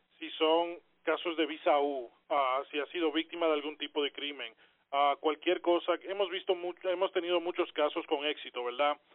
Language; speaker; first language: Spanish; early bilingual, heritage; Spanish